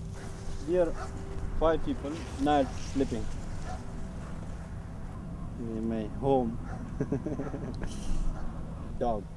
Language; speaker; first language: English; non-native, learner; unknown